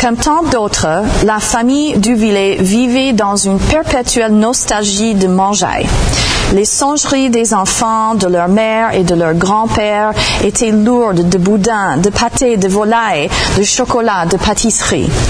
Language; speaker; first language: French; non-native, fluent; English